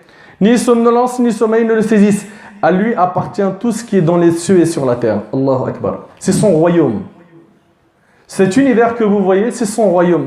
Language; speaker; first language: French; native; French